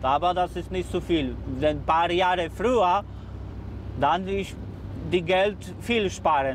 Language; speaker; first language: German; non-native, learner; Polish